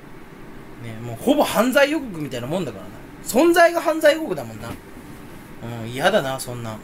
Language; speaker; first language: Japanese; native; Japanese